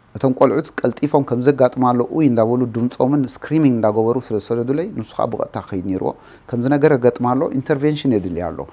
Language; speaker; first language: Tigrinya; native; Tigrinya